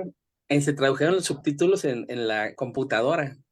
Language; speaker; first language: Spanish; native; Spanish